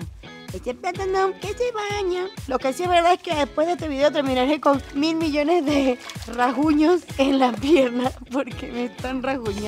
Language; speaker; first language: Spanish; native; Spanish